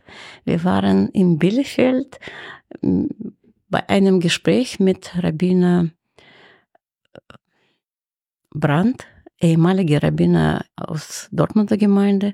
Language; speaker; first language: German; non-native, fluent; Russian